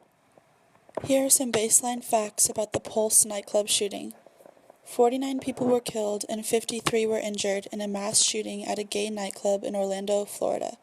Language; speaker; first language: English; native; English